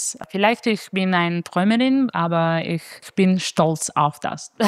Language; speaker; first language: German; non-native, fluent; Italian